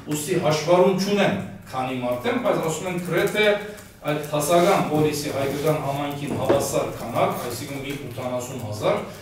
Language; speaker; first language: Armenian; early bilingual, heritage; Armenian